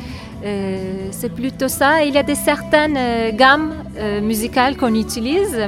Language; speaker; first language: French; non-native, fluent; Turkish